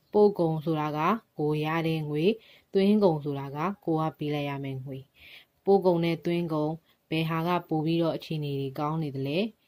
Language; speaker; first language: Burmese; native; Burmese